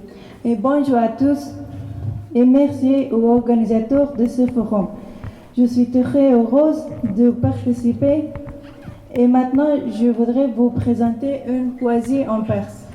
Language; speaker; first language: French; non-native, learner; Persian